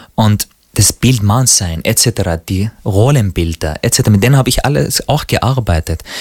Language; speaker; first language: German; non-native, fluent; Arabic